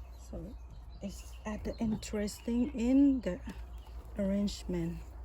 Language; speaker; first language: English; non-native, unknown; Thai